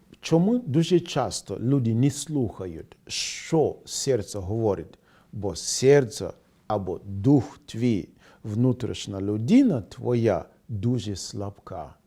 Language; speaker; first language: Ukrainian; non-native, fluent; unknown